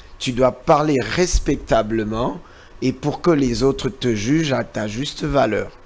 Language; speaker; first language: French; non-native, local second language; Lingala